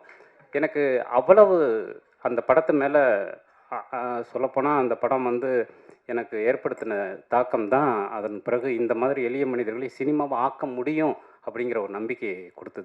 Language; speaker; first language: Tamil; native; Tamil